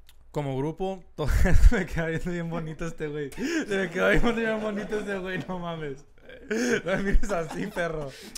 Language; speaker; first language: Spanish; early bilingual, heritage; Spanish